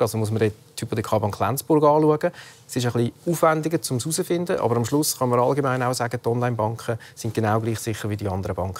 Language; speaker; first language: German; native; German